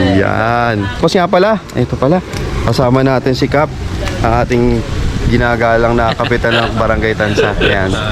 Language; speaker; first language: Filipino; native; Filipino